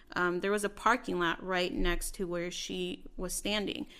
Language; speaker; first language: English; early bilingual, other home language; Spanish